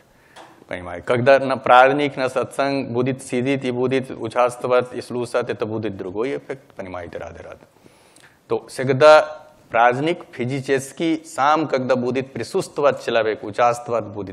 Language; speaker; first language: Russian; non-native, learner; Hindi